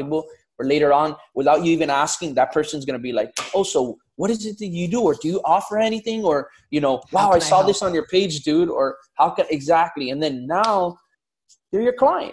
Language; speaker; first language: English; native; English